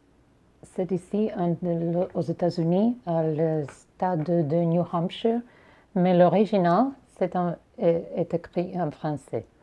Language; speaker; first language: French; non-native, learner; English